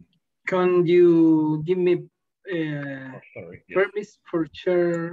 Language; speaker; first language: English; non-native, learner; Spanish